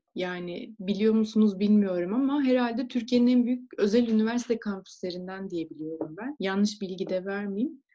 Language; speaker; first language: Turkish; native; Turkish